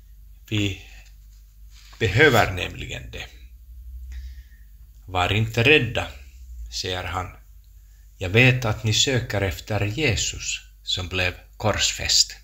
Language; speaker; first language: Swedish; non-native, local second language; Finnish